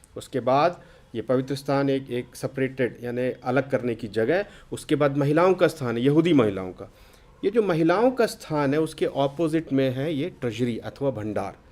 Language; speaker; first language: Hindi; native; Hindi